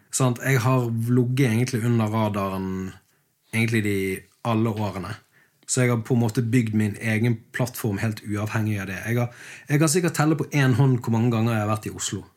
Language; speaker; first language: Norwegian; native; Norwegian